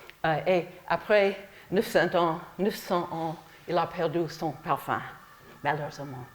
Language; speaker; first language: French; non-native, fluent; English